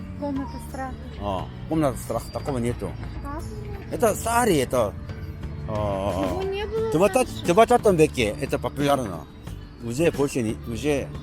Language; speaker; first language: Russian; non-native, learner; Korean